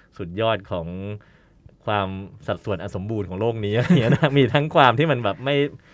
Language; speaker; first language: Thai; native; Thai